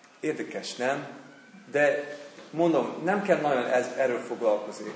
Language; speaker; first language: Hungarian; non-native, fluent; English